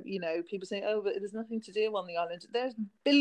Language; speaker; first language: English; native; English